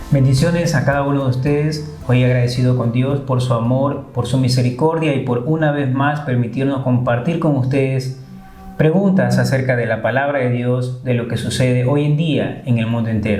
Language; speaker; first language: Spanish; native; Spanish